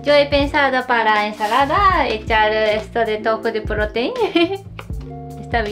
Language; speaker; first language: Spanish; non-native, fluent; Japanese